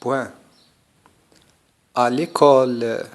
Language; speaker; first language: French; non-native, fluent; Arabic